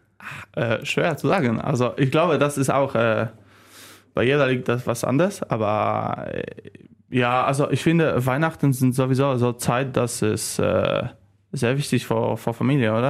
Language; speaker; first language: German; non-native, learner; Polish